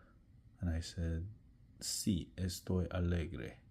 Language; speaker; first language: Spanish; non-native, learner; English